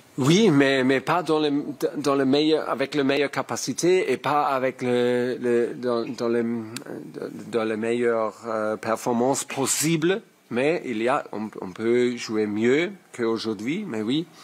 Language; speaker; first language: French; non-native, learner; German